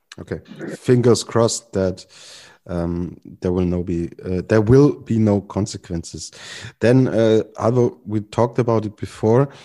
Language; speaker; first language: English; non-native, fluent; German